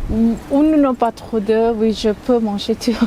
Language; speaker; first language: French; non-native, learner; Thai